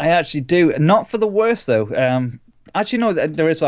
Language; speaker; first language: English; native; English